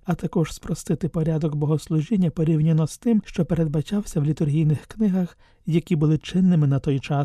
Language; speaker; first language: Ukrainian; native; Ukrainian